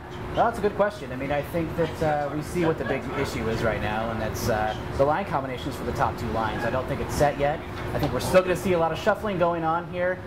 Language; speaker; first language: English; native; English